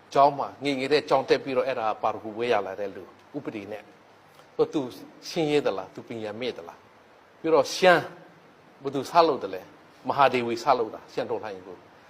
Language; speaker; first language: Burmese; non-native, local second language; Hakha Chin